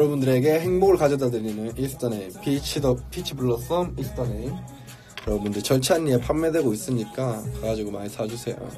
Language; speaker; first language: Korean; native; Korean